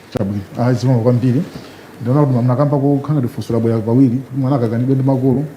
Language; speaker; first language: Nyanja; native; Nyanja